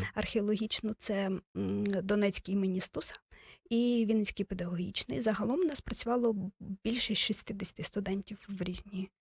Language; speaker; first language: Ukrainian; native; Ukrainian